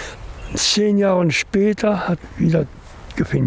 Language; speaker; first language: German; non-native, learner; French